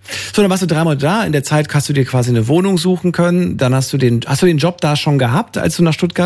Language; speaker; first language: German; native; German